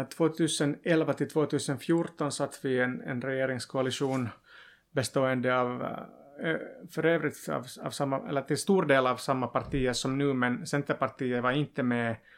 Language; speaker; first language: Swedish; non-native, local second language; Finnish